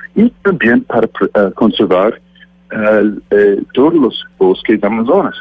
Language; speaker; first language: Spanish; non-native, fluent; English